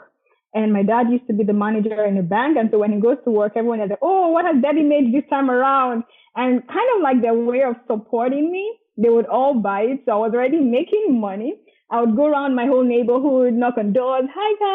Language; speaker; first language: English; non-native, local second language; Yoruba